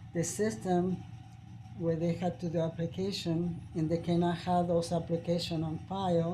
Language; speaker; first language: English; non-native, fluent; Spanish